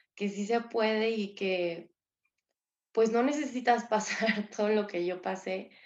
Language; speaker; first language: Spanish; native; Spanish